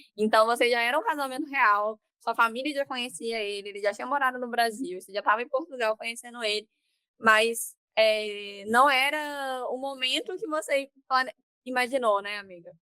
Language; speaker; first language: Portuguese; native; Portuguese